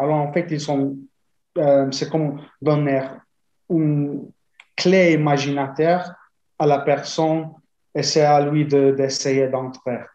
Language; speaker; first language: French; non-native, fluent; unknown